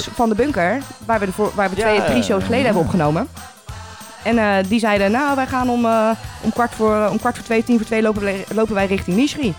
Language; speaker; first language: Dutch; native; Dutch